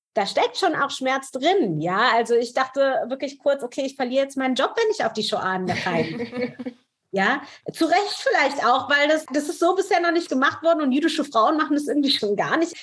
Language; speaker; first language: German; native; German